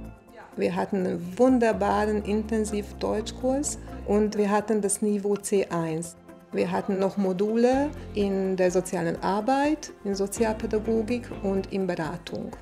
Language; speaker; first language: German; non-native, fluent; Hungarian